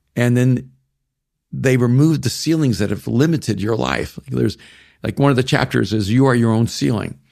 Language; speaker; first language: English; early bilingual, other home language; Spanish